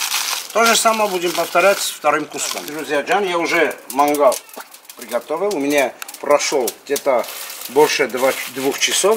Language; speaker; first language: Russian; non-native, local second language; Armenian